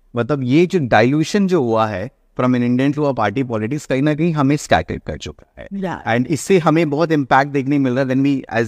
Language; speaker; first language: Hindi; native; Hindi